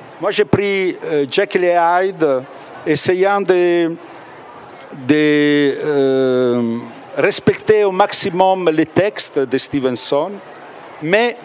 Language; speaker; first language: French; non-native, fluent; Italian